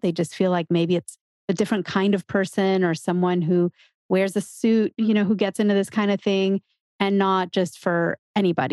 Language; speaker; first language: English; native; English